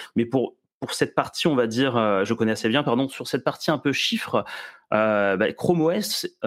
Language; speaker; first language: French; early bilingual, other home language; Serbian